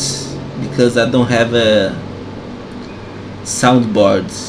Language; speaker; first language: English; non-native, fluent; Portuguese